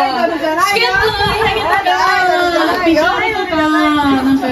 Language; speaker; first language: Japanese; native; Japanese